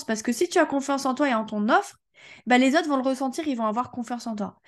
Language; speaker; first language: French; native; French